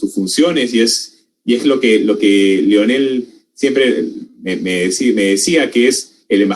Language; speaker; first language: Spanish; native; Spanish